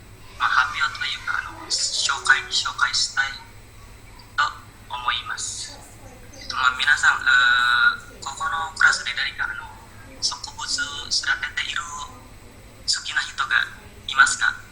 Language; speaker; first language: Japanese; non-native, learner; Indonesian